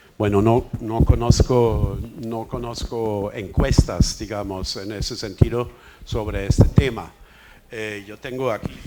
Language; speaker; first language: Spanish; non-native, fluent; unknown